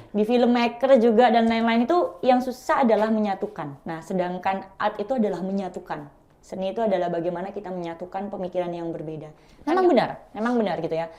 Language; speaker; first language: Indonesian; non-native, local second language; Madurese